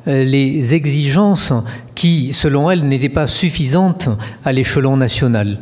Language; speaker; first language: French; native; French